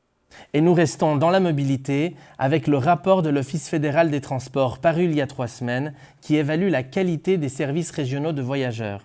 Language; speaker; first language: French; native; French